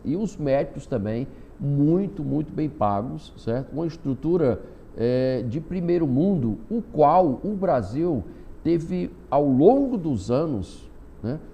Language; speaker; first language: Portuguese; native; Portuguese